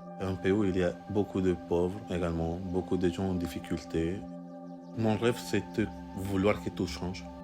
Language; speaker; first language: French; non-native, fluent; Spanish